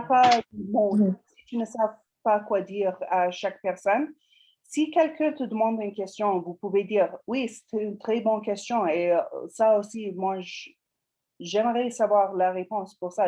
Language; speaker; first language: French; non-native, fluent; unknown